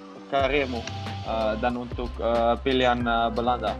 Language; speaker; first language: Indonesian; non-native, learner; Dutch